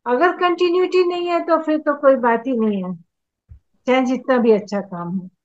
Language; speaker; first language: Hindi; native; Hindi